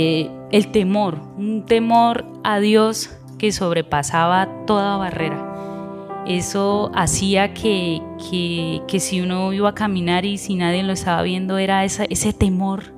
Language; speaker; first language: Spanish; native; Spanish